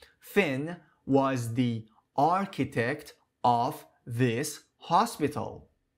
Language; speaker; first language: English; non-native, fluent; Persian